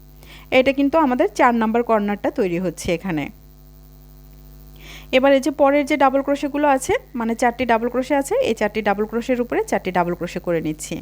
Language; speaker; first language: Bangla; native; Bangla